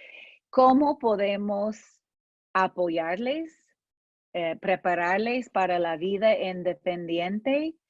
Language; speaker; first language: Spanish; non-native, fluent; English